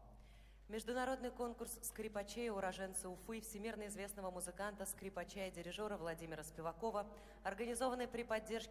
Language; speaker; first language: Russian; native; Russian